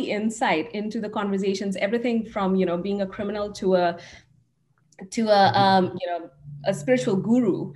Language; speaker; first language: English; non-native, local second language; Hindi